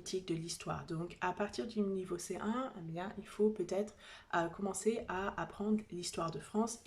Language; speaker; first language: French; native; French